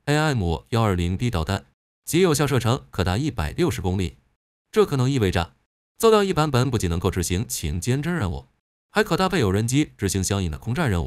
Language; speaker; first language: Chinese; native; Chinese